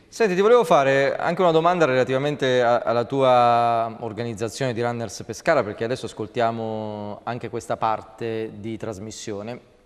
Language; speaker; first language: Italian; native; Italian